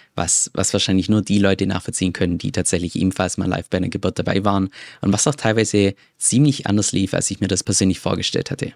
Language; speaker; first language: German; native; German